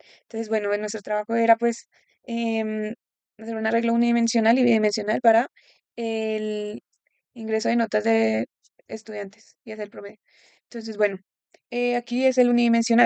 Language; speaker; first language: Spanish; native; Spanish